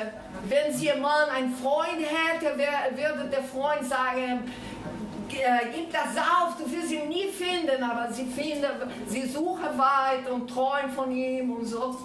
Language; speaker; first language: German; non-native, fluent; Portuguese